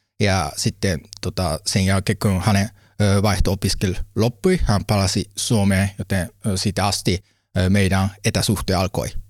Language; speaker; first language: Finnish; non-native, learner; Japanese